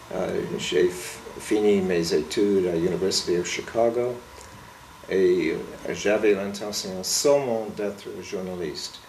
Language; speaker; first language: French; non-native, fluent; English